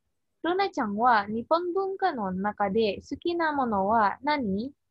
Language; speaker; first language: Japanese; non-native, learner; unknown